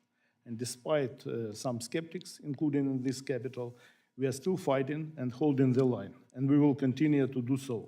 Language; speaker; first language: English; non-native, fluent; Ukrainian